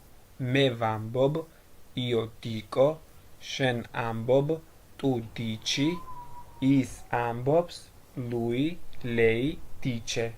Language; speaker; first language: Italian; non-native, fluent; Georgian